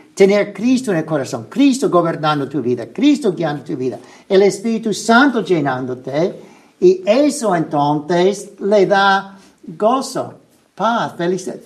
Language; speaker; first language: Spanish; non-native, fluent; English